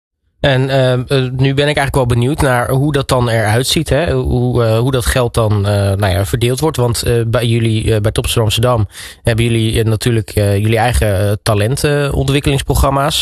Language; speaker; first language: Dutch; native; Dutch